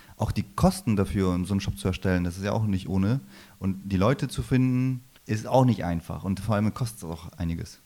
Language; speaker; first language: German; early bilingual, other home language; Low German